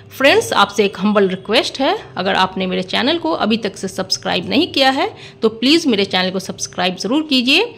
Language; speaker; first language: Hindi; native; Hindi